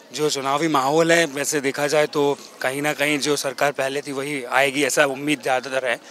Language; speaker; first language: Hindi; native; Hindi